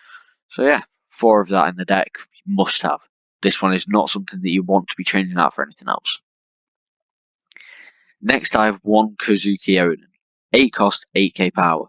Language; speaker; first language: English; native; English